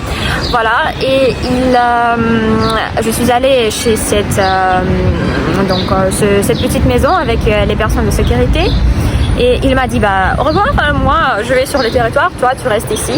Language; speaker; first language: French; non-native, fluent; Russian